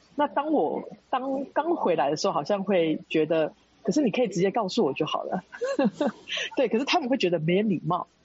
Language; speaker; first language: Chinese; early bilingual, heritage; Chinese